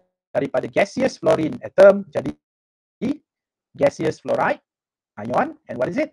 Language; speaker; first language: English; non-native, local second language; Malay